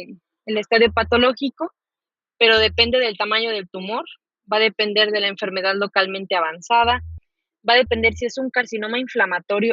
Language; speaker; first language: Spanish; native; Spanish